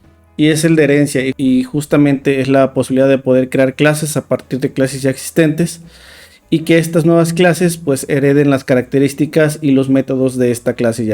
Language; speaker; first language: Spanish; native; Spanish